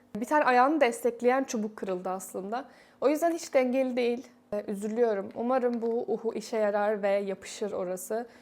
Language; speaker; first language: Turkish; native; Turkish